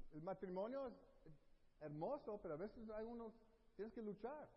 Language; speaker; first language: Spanish; early bilingual, heritage; Spanish